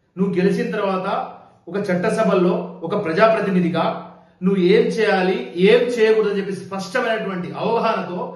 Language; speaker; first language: Telugu; non-native, local second language; Lambadi